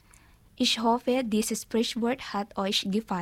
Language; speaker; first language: German; non-native, learner; Filipino